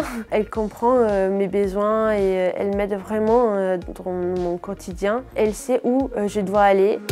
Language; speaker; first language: French; non-native, fluent; Italian